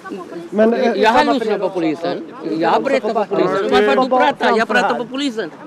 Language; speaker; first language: Swedish; non-native, learner; Urdu